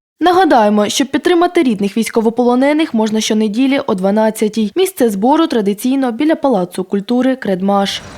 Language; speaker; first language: Ukrainian; native; Ukrainian